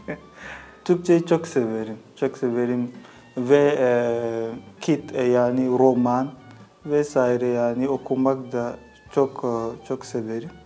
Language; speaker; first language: Turkish; non-native, fluent; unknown